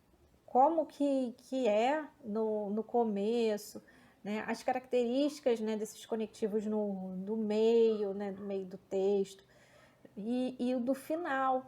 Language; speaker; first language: Portuguese; native; Portuguese